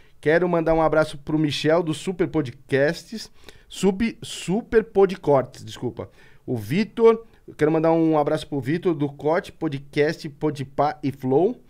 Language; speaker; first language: Portuguese; native; Portuguese